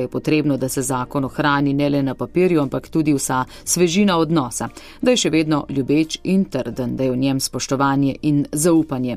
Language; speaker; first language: Slovenian; native; Slovenian